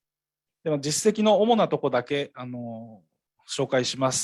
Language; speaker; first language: Japanese; native; Japanese